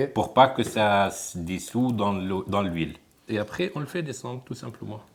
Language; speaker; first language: French; non-native, fluent; Arabic